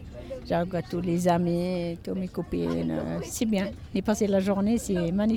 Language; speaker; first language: French; non-native, learner; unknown